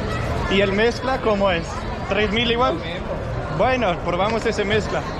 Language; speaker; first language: Spanish; non-native, learner; English